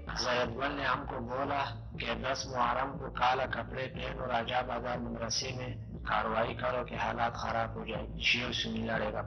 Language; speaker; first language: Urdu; non-native, local second language; Pashto